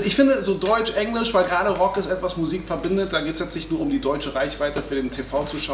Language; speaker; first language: German; native; German